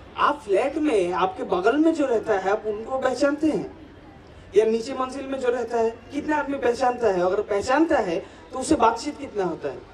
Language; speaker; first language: Hindi; non-native, local second language; Bangla